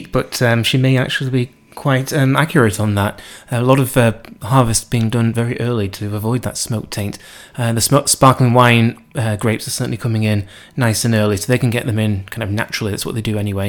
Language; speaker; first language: English; native; English